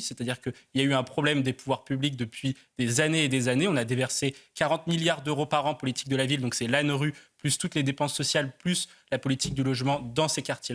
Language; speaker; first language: French; native; French